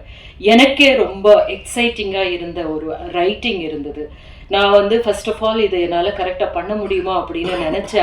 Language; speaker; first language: Tamil; native; Tamil